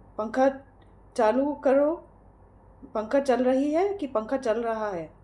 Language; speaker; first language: Hindi; non-native, local second language; English